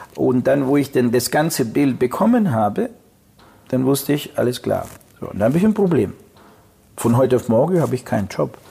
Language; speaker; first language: German; non-native, fluent; Russian